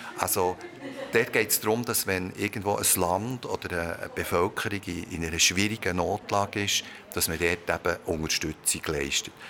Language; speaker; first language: German; early bilingual, other home language; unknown